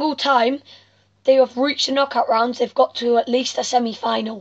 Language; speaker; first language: English; native; English